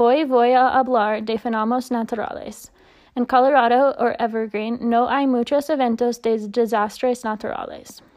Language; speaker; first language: Spanish; non-native, learner; English